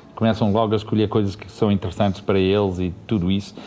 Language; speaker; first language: Portuguese; early bilingual, heritage; Portuguese